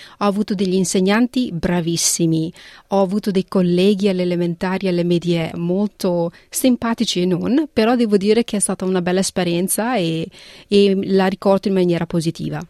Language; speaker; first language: Italian; early bilingual, other home language; Punjabi